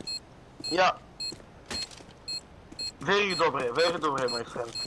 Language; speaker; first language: English; non-native, learner; Bulgarian